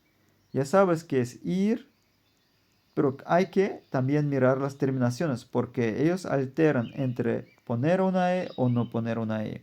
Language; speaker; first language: Spanish; non-native, fluent; German